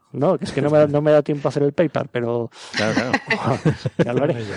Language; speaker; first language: Spanish; native; Spanish